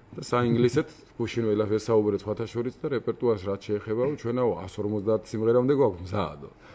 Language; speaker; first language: Georgian; native; Georgian